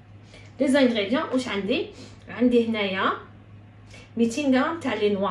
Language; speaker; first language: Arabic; native; Arabic